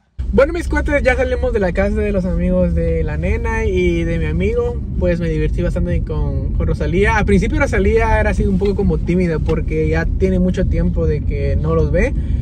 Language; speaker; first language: Spanish; early bilingual, heritage; Spanish